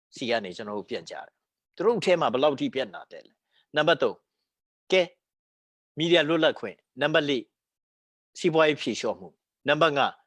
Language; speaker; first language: Burmese; non-native, local second language; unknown